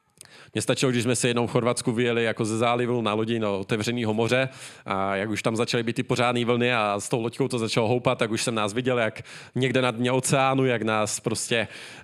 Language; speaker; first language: Czech; native; Czech